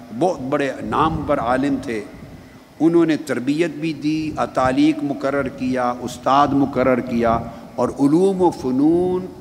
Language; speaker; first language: Urdu; non-native, local second language; Punjabi